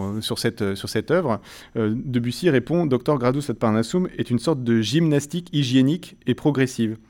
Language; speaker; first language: French; native; French